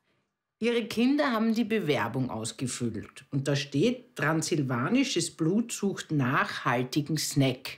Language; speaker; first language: German; native; German